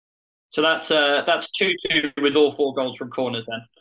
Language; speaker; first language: English; native; English